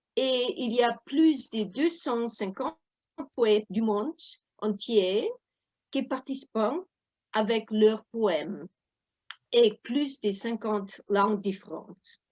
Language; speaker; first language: French; non-native, fluent; German